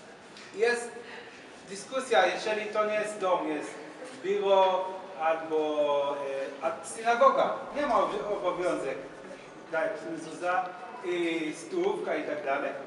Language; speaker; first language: Polish; non-native, learner; Hebrew